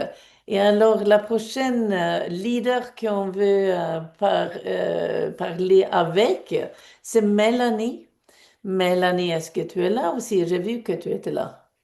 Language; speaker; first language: French; non-native, fluent; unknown